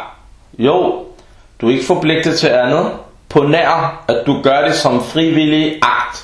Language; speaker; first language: Danish; early bilingual, other home language; Arabic